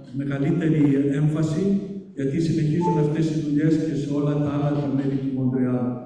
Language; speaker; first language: Greek; early bilingual, heritage; Greek